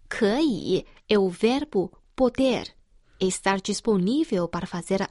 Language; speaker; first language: Portuguese; non-native, fluent; Chinese